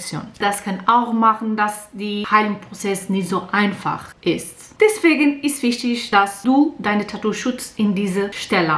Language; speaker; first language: German; non-native, learner; Portuguese